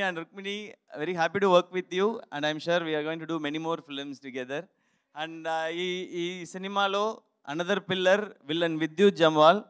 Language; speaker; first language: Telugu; non-native, learner; Tamil